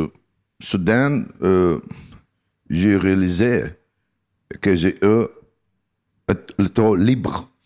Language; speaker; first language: French; non-native, learner; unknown